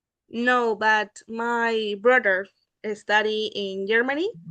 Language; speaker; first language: English; non-native, learner; Spanish